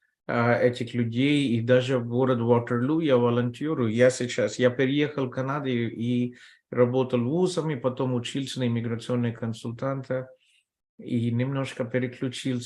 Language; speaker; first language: Russian; non-native, fluent; Telugu